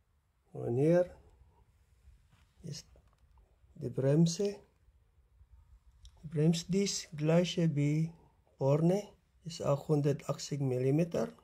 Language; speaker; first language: German; non-native, learner; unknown